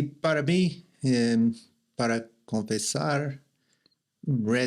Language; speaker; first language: Spanish; non-native, learner; English